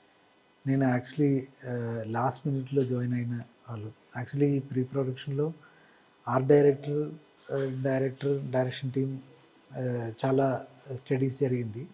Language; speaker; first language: Telugu; non-native, learner; Malayalam